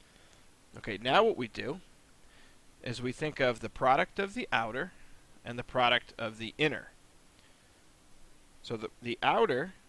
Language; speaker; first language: English; native; English